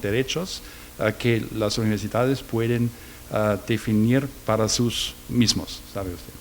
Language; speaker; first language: Spanish; non-native, learner; German